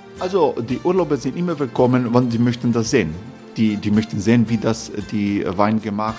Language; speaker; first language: German; non-native, learner; Croatian